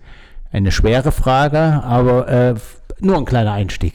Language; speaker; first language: German; native; German